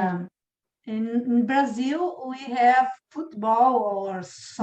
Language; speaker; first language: English; non-native, learner; Portuguese